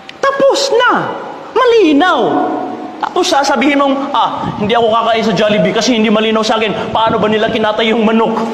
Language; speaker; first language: Filipino; non-native, local second language; Maranao